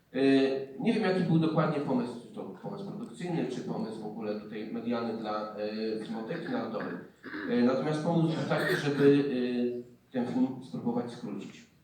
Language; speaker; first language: Polish; native; Polish